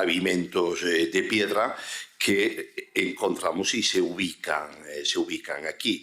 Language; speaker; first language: Spanish; native; Spanish